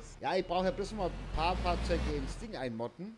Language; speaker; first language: German; native; German